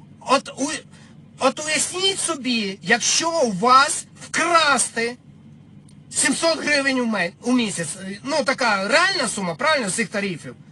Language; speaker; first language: Ukrainian; non-native, local second language; Russian